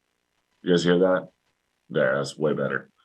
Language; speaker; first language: English; native; English